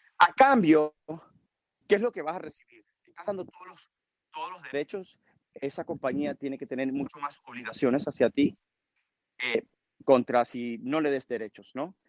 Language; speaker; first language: Spanish; early bilingual, heritage; Spanish